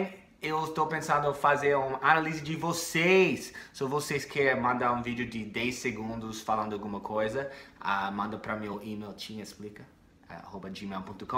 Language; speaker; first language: Portuguese; non-native, fluent; English